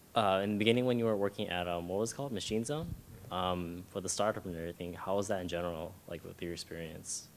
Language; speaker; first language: English; native; English